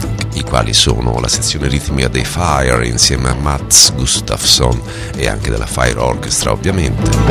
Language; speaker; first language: Italian; native; Italian